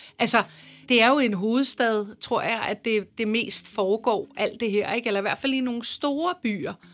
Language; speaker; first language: Danish; native; Danish